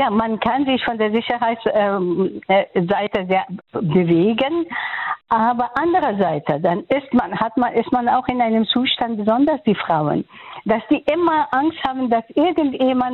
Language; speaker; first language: German; non-native, fluent; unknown